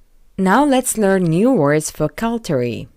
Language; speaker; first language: English; non-native, fluent; Russian